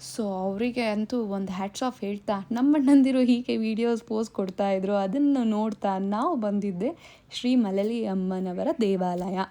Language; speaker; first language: Kannada; non-native, local second language; Tamil